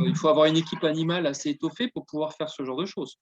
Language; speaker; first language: French; native; French